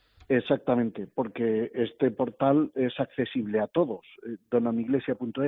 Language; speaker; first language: Spanish; native; Spanish